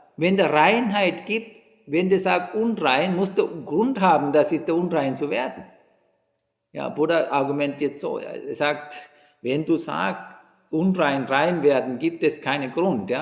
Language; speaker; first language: German; non-native, fluent; Sinhala